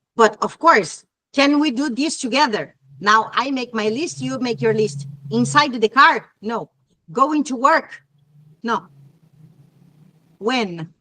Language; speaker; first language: English; non-native, fluent; Portuguese